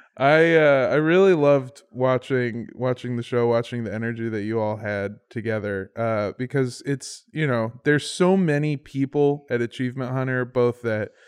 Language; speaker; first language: English; native; English